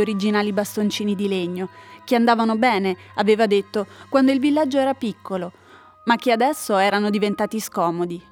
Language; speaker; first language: Italian; native; Italian